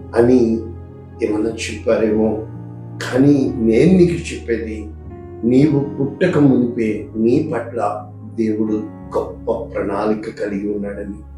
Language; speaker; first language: Telugu; native; Telugu